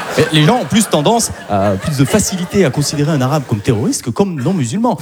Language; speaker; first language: French; non-native, local second language; Arabic